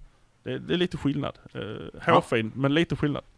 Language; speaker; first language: Swedish; native; Swedish